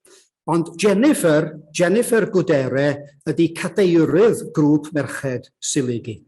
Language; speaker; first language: Welsh; native; Welsh